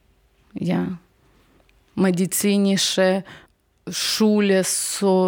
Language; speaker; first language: German; non-native, learner; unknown